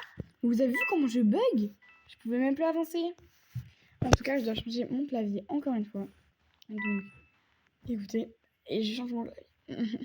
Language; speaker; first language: French; native; French